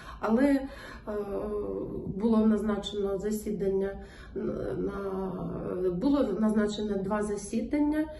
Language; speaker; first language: Ukrainian; non-native, local second language; Russian